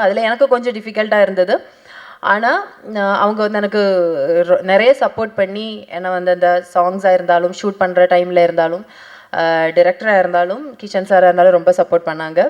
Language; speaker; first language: Tamil; non-native, fluent; Malayalam